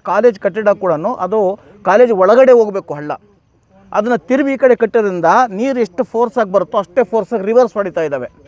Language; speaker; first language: Kannada; native; Kannada